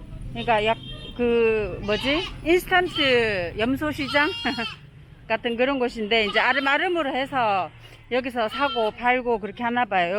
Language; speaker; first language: Korean; native; Korean